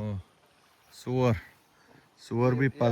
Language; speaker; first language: Hindi; non-native, local second language; Khasi